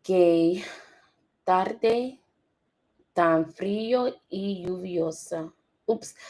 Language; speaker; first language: Spanish; non-native, learner; English